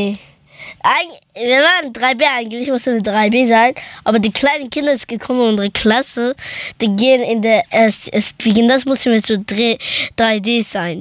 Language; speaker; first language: German; early bilingual, other home language; Persian